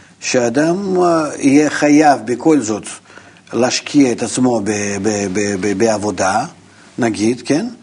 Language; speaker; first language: Hebrew; non-native, fluent; Russian